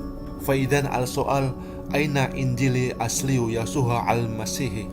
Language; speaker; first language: Arabic; non-native, learner; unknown